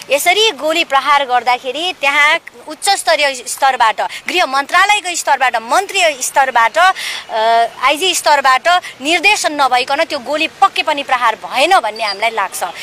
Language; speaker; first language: Nepali; native; Nepali